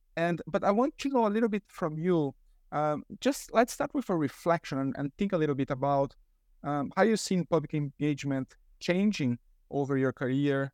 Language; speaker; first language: English; non-native, fluent; Portuguese